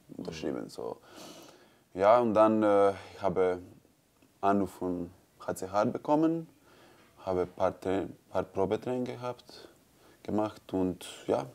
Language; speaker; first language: German; non-native, learner; Croatian